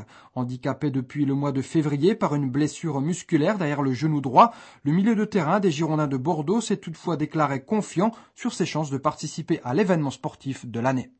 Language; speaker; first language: French; native; French